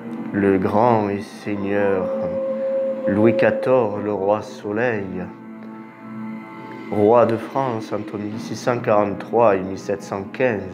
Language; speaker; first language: French; native; French